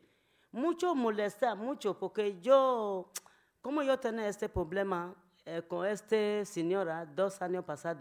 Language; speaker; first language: Spanish; non-native, learner; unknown